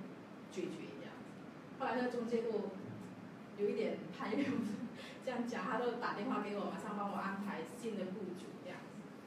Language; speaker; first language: Chinese; non-native, learner; Javanese